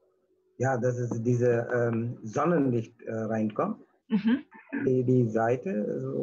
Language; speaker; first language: German; non-native, learner; Tamil